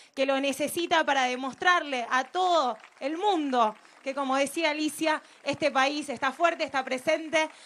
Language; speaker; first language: Spanish; native; Spanish